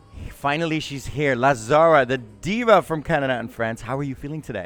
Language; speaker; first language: English; non-native, fluent; Dutch